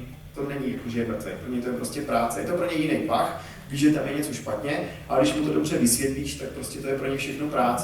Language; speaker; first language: Czech; native; Czech